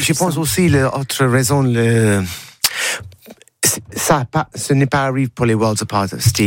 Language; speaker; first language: French; non-native, learner; English